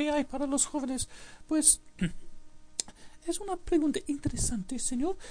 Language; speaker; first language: Spanish; non-native, fluent; English